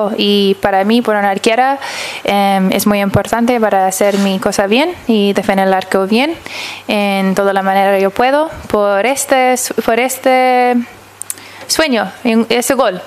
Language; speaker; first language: Spanish; early bilingual, heritage; English